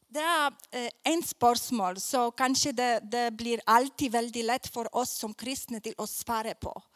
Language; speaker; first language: Swedish; non-native, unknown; Polish